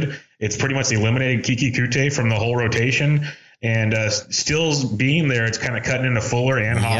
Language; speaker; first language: English; native; English